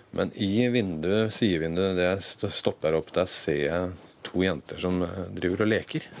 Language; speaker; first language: Norwegian; native; Norwegian